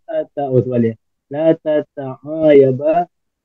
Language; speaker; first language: Arabic; non-native, learner; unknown